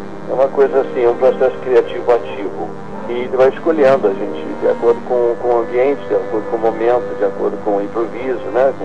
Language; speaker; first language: Portuguese; non-native, fluent; English